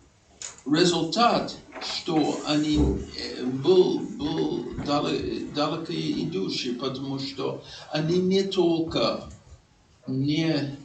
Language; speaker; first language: Russian; non-native, fluent; English